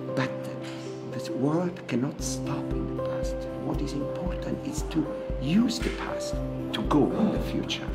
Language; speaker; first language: English; non-native, fluent; Italian